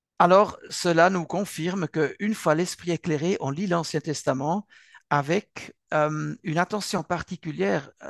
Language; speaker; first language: French; non-native, local second language; Swiss German